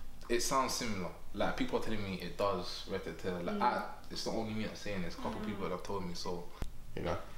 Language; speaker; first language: English; early bilingual, other home language; French